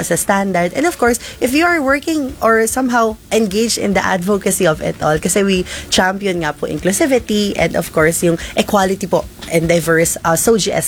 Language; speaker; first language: Filipino; native; Filipino